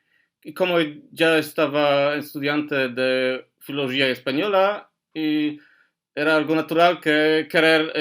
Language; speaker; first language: Spanish; non-native, learner; Polish